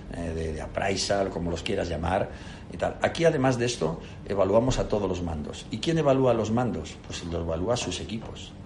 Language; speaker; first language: Spanish; native; Spanish